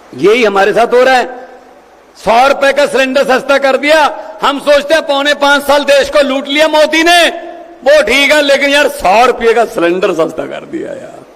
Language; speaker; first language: Hindi; non-native, local second language; Punjabi